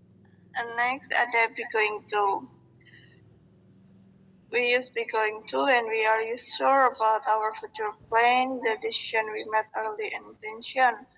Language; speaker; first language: English; non-native, fluent; Indonesian